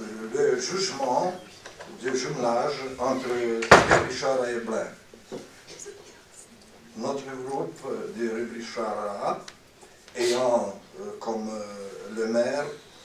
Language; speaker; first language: French; non-native, fluent; Romanian